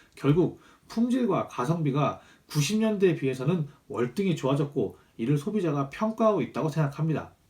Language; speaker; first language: Korean; native; Korean